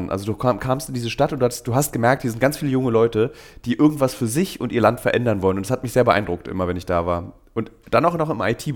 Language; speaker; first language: German; native; German